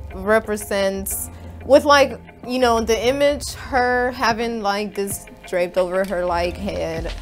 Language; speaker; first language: English; native; English